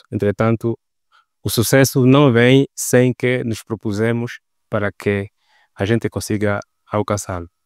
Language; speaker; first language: Portuguese; native; Portuguese